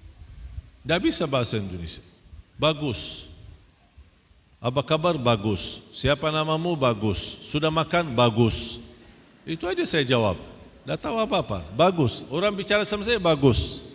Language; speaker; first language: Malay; non-native, fluent; Arabic